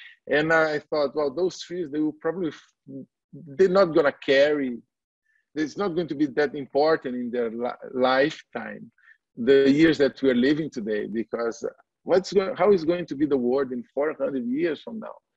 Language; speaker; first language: English; non-native, fluent; Portuguese